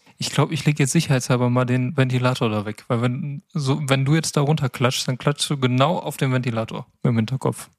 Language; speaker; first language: German; native; German